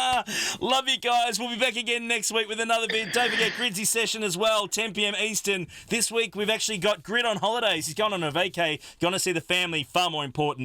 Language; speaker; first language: English; native; English